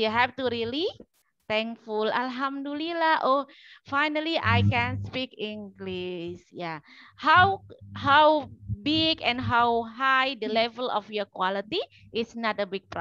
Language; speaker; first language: English; non-native, learner; Indonesian